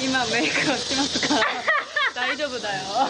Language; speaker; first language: Japanese; non-native, learner; Korean